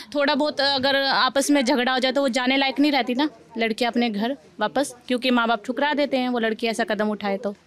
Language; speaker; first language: Hindi; native; Hindi